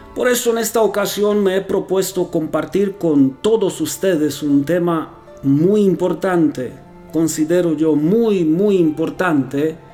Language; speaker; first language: Spanish; non-native, fluent; Romanian